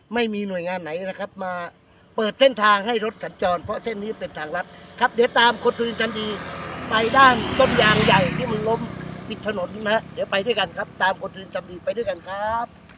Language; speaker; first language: Thai; native; Thai